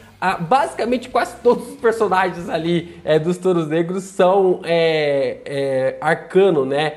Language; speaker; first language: Portuguese; native; Portuguese